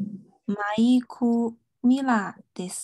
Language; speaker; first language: Japanese; non-native, fluent; Chinese